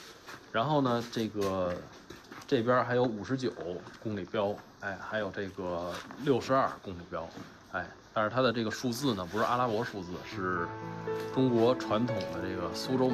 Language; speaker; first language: Chinese; native; Chinese